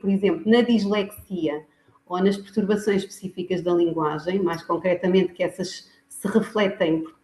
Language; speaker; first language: Portuguese; native; Portuguese